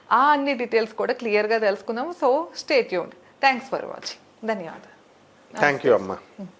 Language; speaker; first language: Telugu; native; Telugu